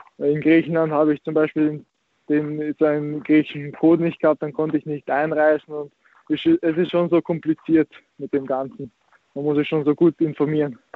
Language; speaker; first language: German; early bilingual, other home language; Croatian